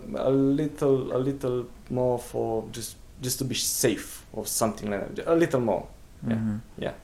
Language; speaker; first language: English; non-native, fluent; Romanian